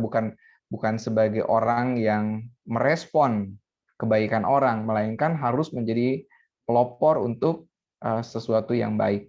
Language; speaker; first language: Indonesian; native; Indonesian